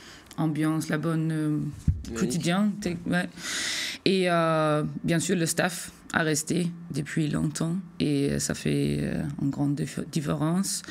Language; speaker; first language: French; non-native, fluent; Danish